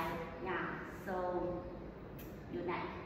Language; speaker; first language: English; non-native, learner; Chinese